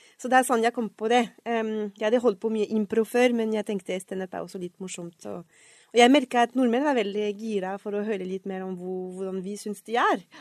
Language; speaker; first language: Norwegian; non-native, fluent; French